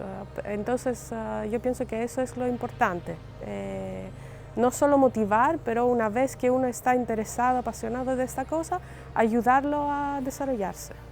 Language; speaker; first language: Spanish; non-native, fluent; Greek